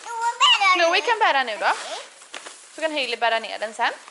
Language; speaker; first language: Swedish; native; Swedish